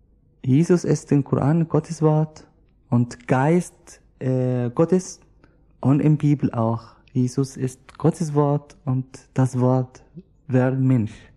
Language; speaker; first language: German; non-native, learner; Arabic